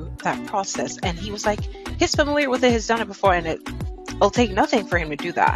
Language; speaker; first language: English; non-native, local second language; Igbo